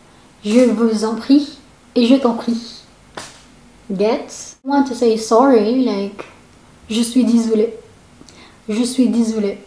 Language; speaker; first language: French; non-native, learner; Filipino